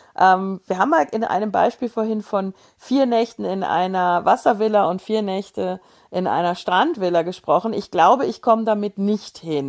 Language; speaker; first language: German; native; German